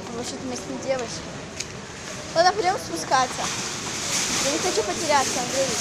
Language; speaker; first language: Russian; native; Russian